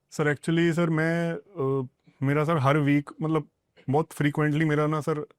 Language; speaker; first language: Hindi; non-native, local second language; Punjabi